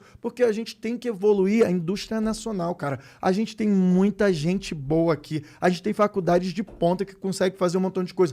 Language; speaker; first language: Portuguese; native; Portuguese